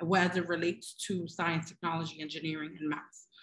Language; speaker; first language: English; native; English